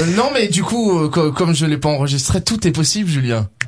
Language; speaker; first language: French; native; French